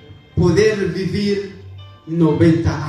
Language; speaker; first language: Spanish; non-native, fluent; Haitian Creole